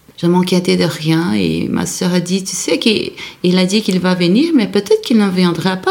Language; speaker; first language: French; non-native, fluent; Portuguese